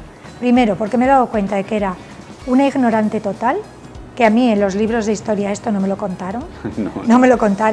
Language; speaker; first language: Spanish; native; Spanish